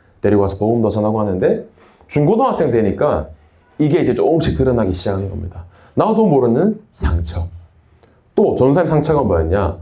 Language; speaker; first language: Korean; native; Korean